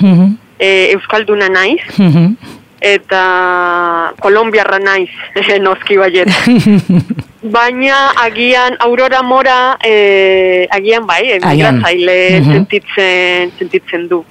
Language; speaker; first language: Basque; non-native, fluent; Spanish